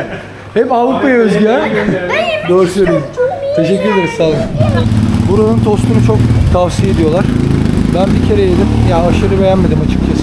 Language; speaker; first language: Turkish; native; Turkish